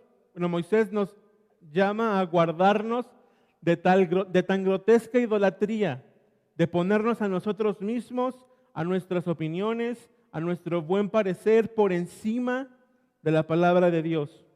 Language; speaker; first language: Spanish; native; Spanish